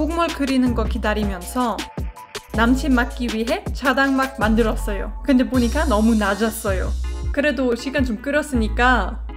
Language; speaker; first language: Korean; non-native, fluent; German